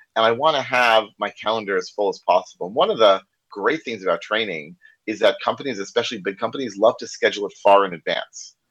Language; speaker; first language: English; native; English